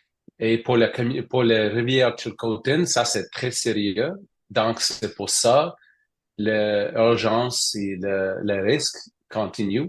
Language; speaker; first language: French; non-native, learner; English